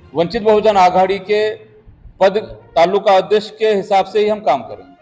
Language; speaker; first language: Hindi; non-native, local second language; Marathi